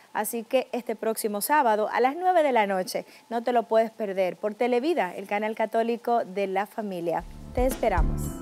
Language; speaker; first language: Spanish; native; Spanish